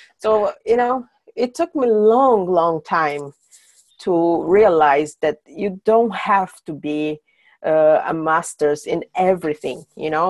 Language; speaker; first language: English; non-native, fluent; Portuguese